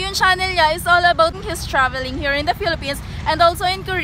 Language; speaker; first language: English; non-native, local second language; Filipino